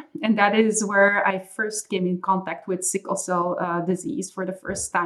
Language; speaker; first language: English; non-native, fluent; Dutch